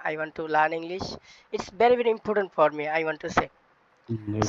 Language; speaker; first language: English; non-native, learner; Bangla